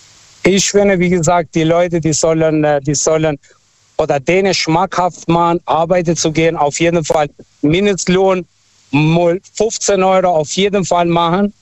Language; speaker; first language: German; non-native, fluent; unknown